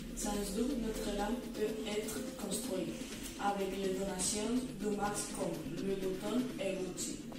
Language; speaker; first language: French; non-native, learner; Spanish